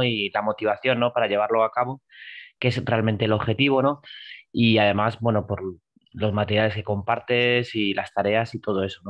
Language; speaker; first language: Spanish; native; Spanish